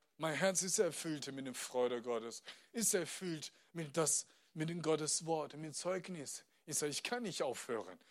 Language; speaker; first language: German; non-native, fluent; Chinese